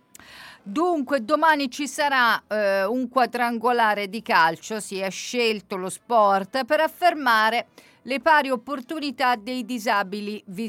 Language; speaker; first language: Italian; native; Italian